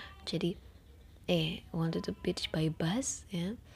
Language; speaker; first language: English; non-native, fluent; Indonesian